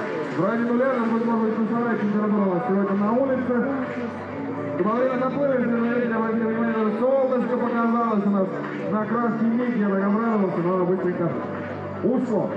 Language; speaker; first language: Russian; native; Russian